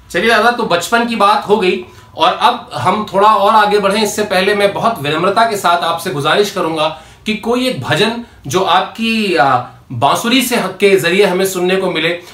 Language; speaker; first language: Hindi; native; Hindi